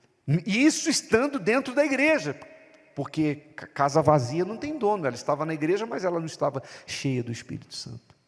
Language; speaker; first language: Portuguese; native; Portuguese